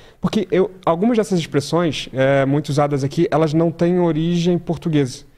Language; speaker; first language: Portuguese; native; Portuguese